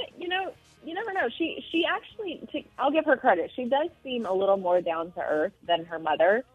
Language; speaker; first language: English; native; English